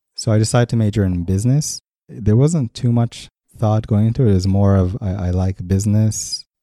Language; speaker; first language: English; early bilingual, other home language; Hebrew